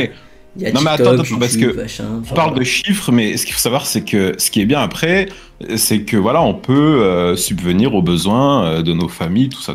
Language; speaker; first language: French; native; French